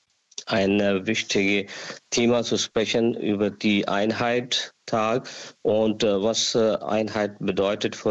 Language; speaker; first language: German; non-native, learner; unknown